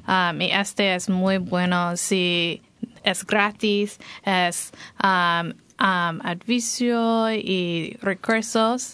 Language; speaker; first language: Spanish; non-native, learner; English